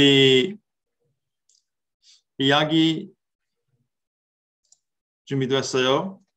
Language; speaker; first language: Korean; non-native, learner; English